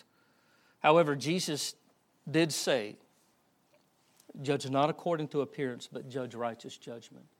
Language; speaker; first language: English; native; English